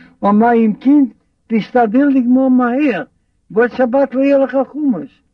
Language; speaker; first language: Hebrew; non-native, fluent; Russian